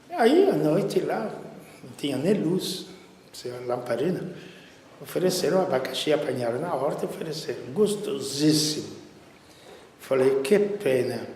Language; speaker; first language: Portuguese; non-native, fluent; Italian